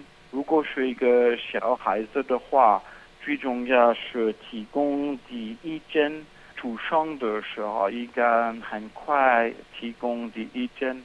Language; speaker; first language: Chinese; non-native, fluent; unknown